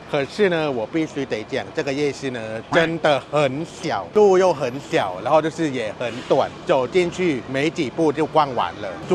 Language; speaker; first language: Chinese; non-native, fluent; Thai